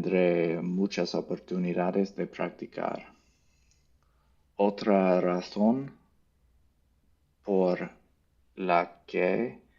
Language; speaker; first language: Spanish; non-native, learner; English